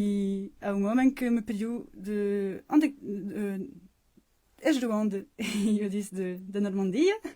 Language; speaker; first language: Portuguese; non-native, fluent; French